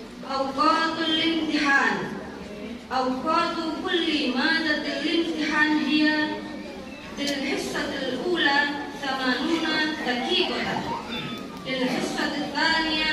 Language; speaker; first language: Arabic; non-native, learner; Indonesian